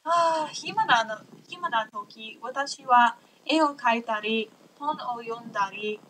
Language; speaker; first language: Japanese; non-native, learner; English